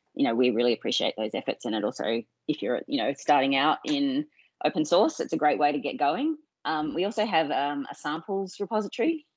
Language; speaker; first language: English; native; English